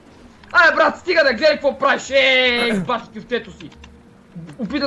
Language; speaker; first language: Bulgarian; native; Bulgarian